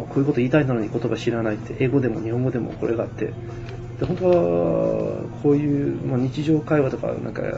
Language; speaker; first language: Japanese; non-native, fluent; English